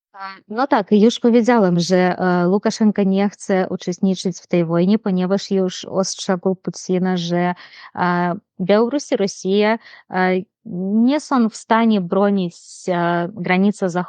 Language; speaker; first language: Polish; non-native, fluent; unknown